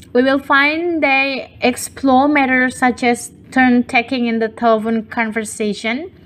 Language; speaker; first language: English; non-native, fluent; Indonesian